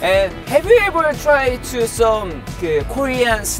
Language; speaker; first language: English; non-native, learner; Korean